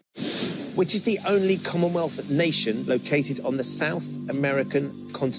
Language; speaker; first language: English; native; English